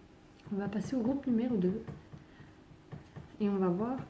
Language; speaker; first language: French; native; French